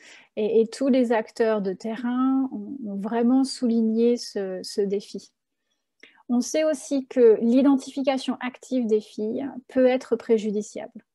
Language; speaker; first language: French; native; French